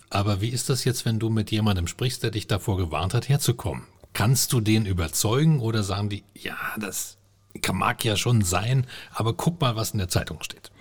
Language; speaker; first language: German; native; German